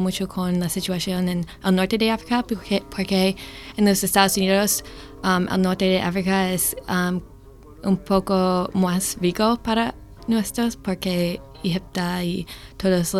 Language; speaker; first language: Spanish; non-native, learner; English